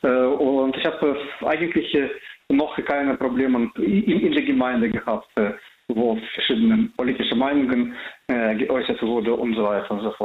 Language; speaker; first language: German; non-native, fluent; Russian